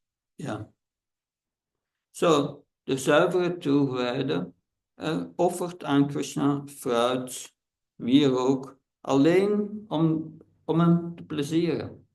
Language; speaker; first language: Dutch; non-native, fluent; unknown